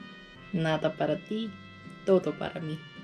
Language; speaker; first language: Spanish; non-native, learner; Korean